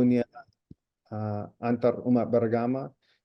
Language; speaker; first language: Indonesian; non-native, fluent; English